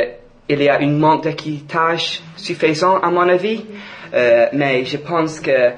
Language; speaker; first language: French; non-native, fluent; English